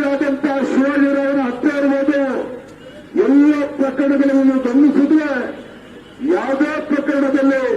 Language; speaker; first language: Kannada; native; Kannada